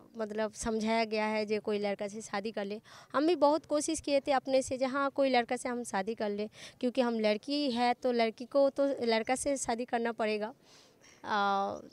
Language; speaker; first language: Hindi; non-native, local second language; Bangla